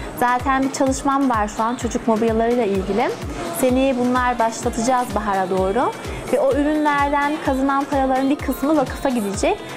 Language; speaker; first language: Turkish; early bilingual, heritage; Turkish